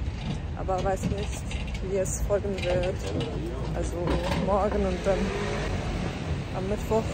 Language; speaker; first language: German; non-native, fluent; Turkish